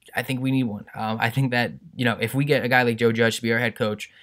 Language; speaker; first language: English; native; English